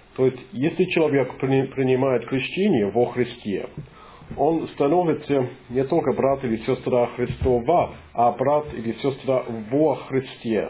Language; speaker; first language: Russian; non-native, fluent; English